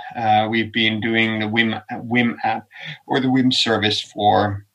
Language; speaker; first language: English; non-native, fluent; Finnish